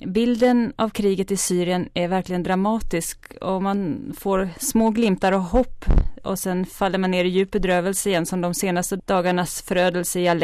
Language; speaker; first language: Swedish; native; Swedish